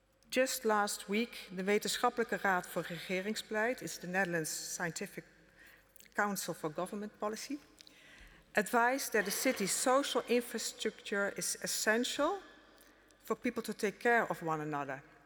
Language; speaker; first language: English; non-native, fluent; Dutch